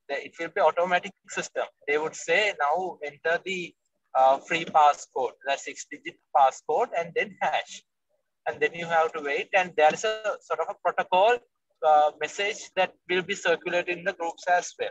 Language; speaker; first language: English; non-native, local second language; Sinhala